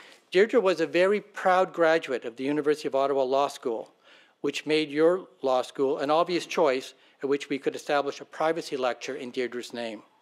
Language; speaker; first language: English; native; English